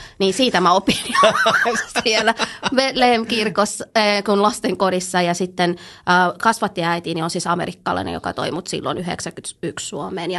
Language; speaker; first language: Finnish; early bilingual, other home language; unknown